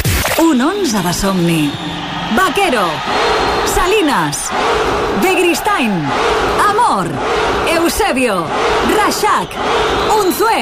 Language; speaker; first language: Catalan; native; Catalan